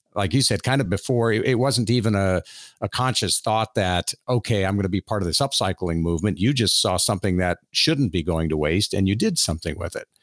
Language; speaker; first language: English; native; English